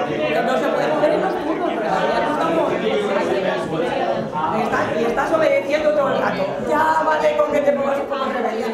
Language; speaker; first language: Spanish; native; Spanish